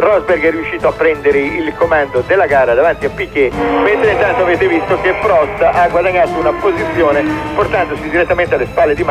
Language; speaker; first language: Italian; native; Italian